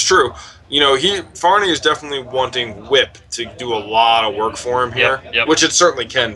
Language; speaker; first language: English; native; English